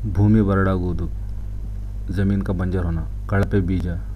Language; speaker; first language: Urdu; non-native, local second language; Kannada